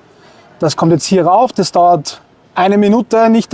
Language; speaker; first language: German; native; German